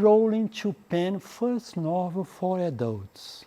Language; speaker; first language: English; non-native, fluent; Portuguese